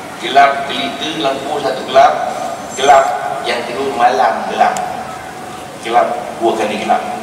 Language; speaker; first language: Malay; native; Malay